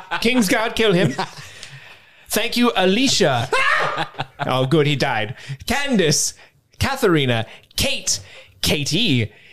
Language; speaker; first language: English; native; English